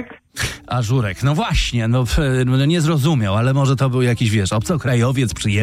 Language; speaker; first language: Polish; native; Polish